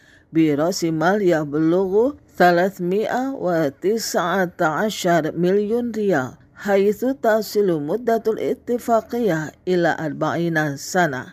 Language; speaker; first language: Arabic; non-native, fluent; Indonesian